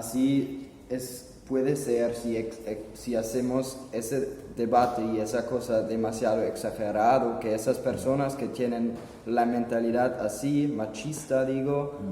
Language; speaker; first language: Spanish; non-native, fluent; German